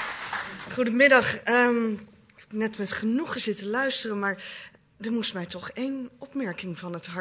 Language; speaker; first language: Dutch; native; Dutch